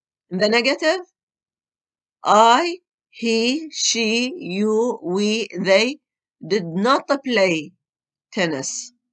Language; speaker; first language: English; non-native, fluent; Arabic